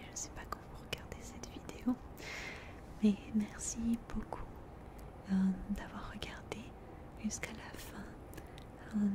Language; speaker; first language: French; early bilingual, heritage; French